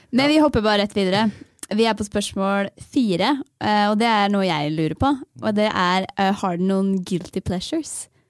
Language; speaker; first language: Norwegian; native; Norwegian